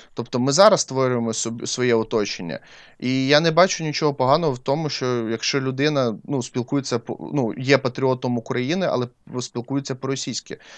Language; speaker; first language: Ukrainian; non-native, local second language; Russian